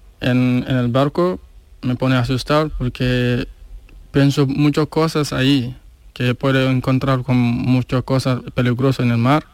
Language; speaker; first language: Spanish; non-native, learner; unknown